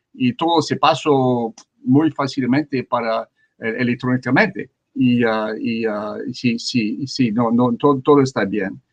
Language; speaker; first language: Spanish; non-native, learner; French